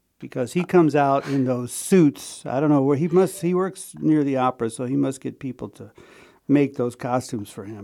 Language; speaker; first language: English; non-native, fluent; German